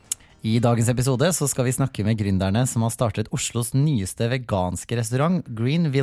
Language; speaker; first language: Norwegian; native; Norwegian